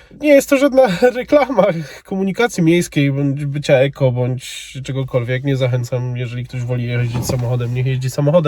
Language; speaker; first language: Polish; native; Polish